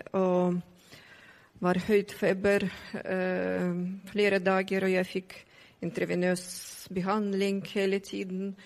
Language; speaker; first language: Norwegian; non-native, learner; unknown